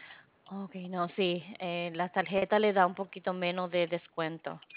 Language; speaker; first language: Spanish; non-native, fluent; English